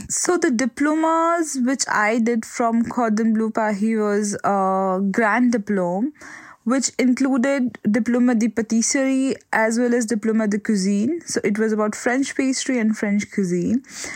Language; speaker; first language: English; non-native, local second language; Hindi